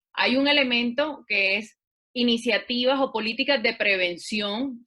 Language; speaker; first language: Spanish; native; Spanish